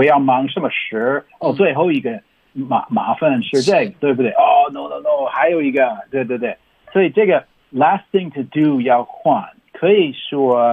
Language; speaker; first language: Chinese; non-native, fluent; English